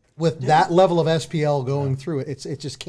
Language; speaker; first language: English; native; English